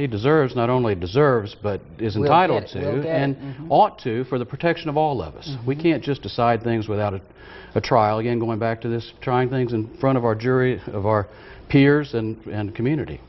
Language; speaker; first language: English; native; English